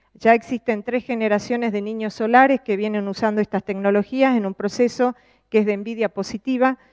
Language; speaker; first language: Spanish; native; Spanish